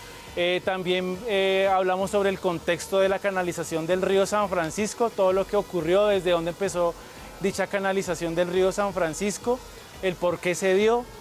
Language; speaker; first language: Spanish; native; Spanish